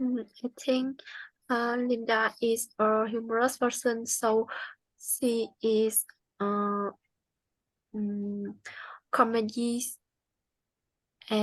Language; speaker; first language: English; non-native, learner; Vietnamese